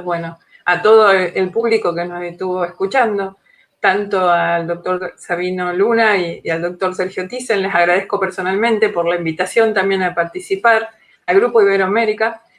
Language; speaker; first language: Spanish; native; Spanish